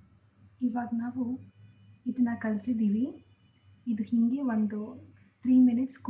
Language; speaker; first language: Kannada; native; Kannada